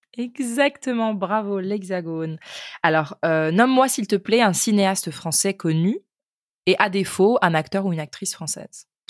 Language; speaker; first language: French; native; French